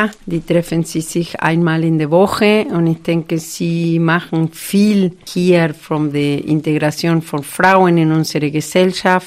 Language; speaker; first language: German; non-native, fluent; Spanish